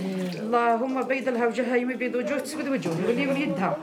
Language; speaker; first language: Arabic; native; Arabic